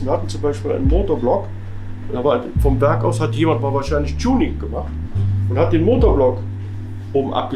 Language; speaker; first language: German; native; German